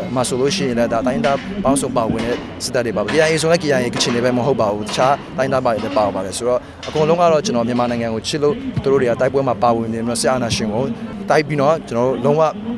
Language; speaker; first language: Burmese; non-native, local second language; Kachin